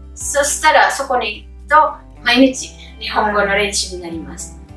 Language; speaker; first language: Japanese; non-native, fluent; Indonesian